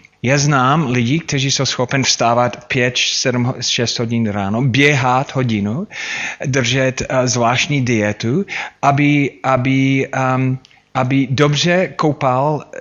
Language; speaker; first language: Czech; non-native, fluent; English